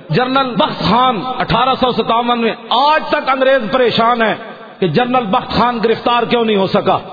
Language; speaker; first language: Urdu; native; Urdu